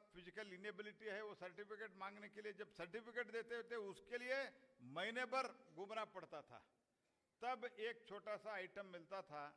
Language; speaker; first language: Hindi; non-native, local second language; Kannada